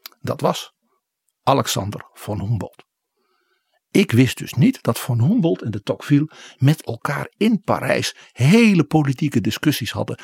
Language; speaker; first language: Dutch; native; Dutch